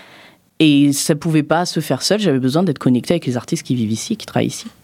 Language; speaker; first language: French; native; French